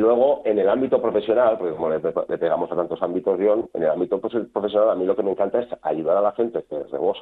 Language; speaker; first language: Spanish; native; Spanish